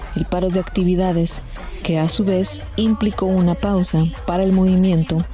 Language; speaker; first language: Spanish; native; Spanish